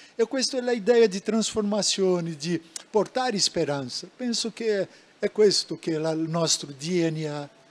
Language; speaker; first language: Italian; non-native, learner; Portuguese